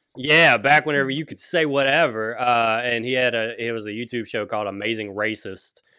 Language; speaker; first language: English; native; English